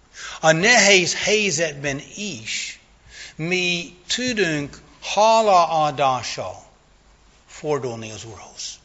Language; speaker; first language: Hungarian; non-native, fluent; English